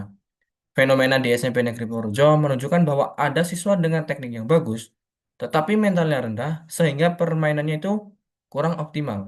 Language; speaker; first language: Indonesian; native; Indonesian